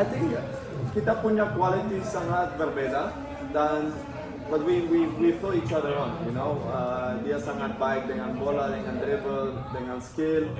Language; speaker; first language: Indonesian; non-native, fluent; Dutch